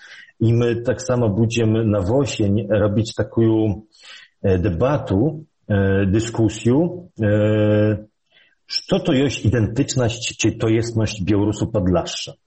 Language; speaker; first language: Belarusian; early bilingual, heritage; Polish